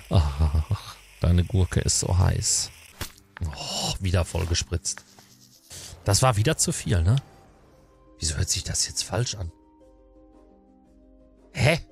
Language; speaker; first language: German; native; German